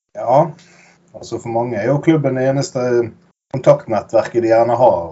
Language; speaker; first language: Norwegian; native; Norwegian